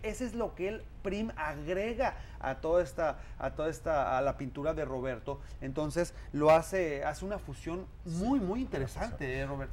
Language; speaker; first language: Spanish; native; Spanish